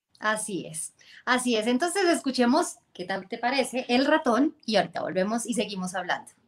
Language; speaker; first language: Spanish; native; Spanish